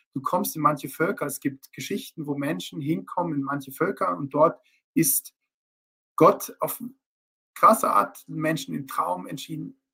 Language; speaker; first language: German; early bilingual, heritage; German